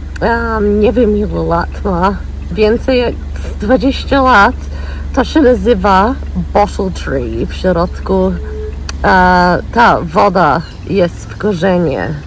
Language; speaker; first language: Polish; early bilingual, heritage; Polish